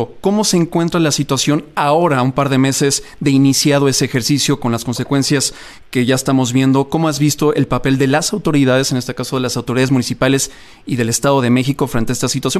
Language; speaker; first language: Spanish; native; Spanish